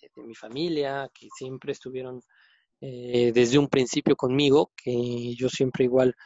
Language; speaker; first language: Spanish; native; Spanish